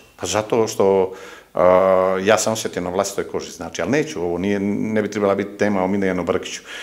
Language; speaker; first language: Croatian; native; Croatian